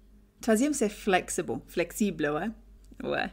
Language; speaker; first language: French; non-native, learner; English